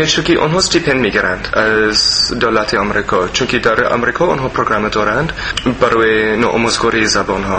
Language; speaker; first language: Persian; non-native, learner; English